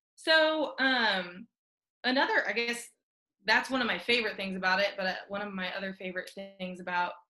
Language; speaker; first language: English; native; English